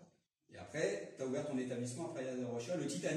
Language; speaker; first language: French; native; French